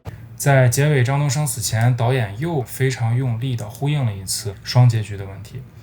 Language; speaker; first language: Chinese; native; Chinese